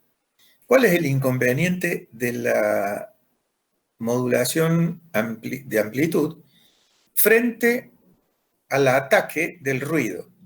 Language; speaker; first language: Spanish; native; Spanish